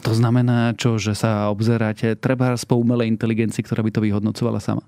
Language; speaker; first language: Slovak; native; Slovak